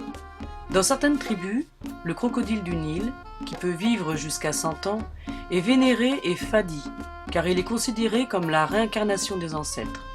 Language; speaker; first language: French; native; French